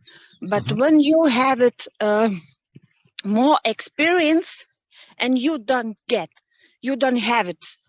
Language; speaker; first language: English; non-native, learner; Lithuanian